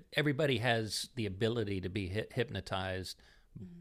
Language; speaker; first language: English; non-native, fluent; Dutch